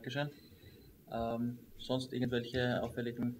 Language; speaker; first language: German; native; German